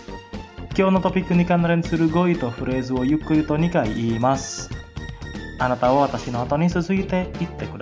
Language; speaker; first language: Japanese; non-native, fluent; Indonesian